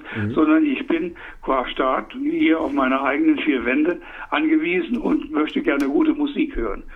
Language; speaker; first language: German; native; German